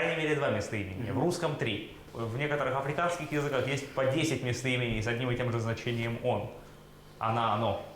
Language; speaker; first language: Russian; native; Russian